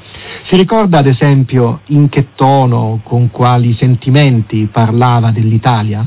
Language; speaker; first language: Italian; native; Italian